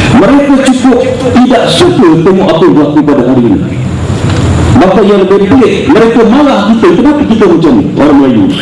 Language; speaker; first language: Malay; native; Malay